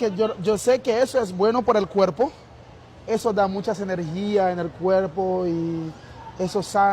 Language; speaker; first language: Spanish; non-native, learner; Haitian Creole